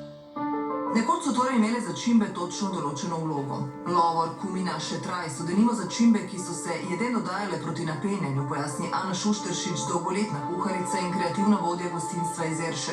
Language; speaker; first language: Slovenian; native; Slovenian